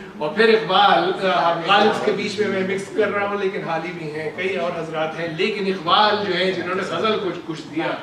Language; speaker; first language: Urdu; native; Urdu